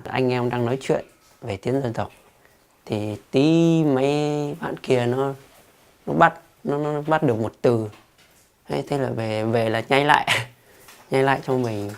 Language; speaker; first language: Vietnamese; non-native, local second language; Hmong